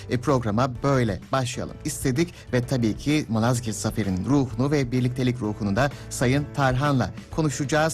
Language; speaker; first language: Turkish; native; Turkish